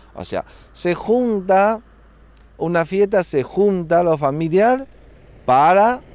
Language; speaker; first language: Spanish; non-native, fluent; Chinese